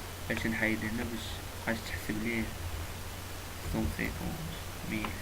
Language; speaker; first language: Arabic; native; Arabic